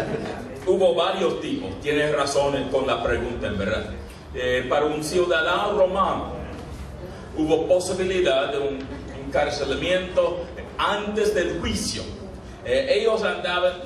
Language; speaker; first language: Spanish; non-native, fluent; English